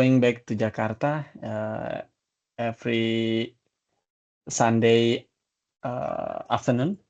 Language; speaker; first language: English; non-native, learner; Indonesian